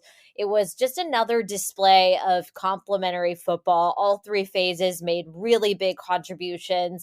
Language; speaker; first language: English; native; English